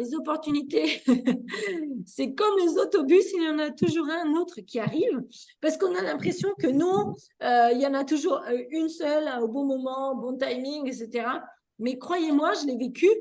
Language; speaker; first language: French; native; French